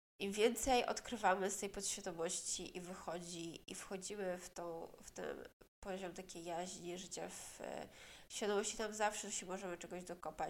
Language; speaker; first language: Polish; native; Polish